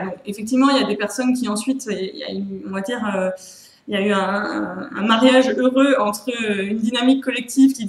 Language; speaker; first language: French; native; French